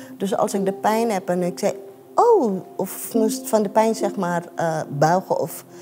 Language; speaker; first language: Dutch; non-native, fluent; Arabic